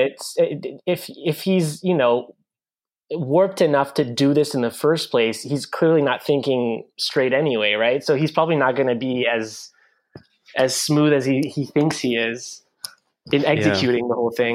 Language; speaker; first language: English; non-native, fluent; French